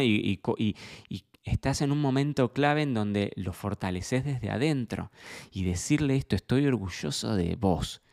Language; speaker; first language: Spanish; native; Spanish